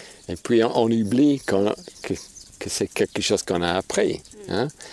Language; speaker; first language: French; non-native, fluent; English